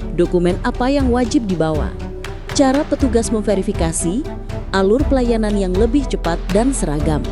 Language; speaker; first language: Indonesian; native; Indonesian